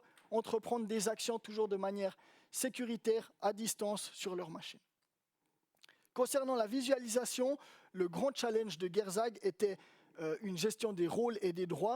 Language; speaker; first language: French; native; French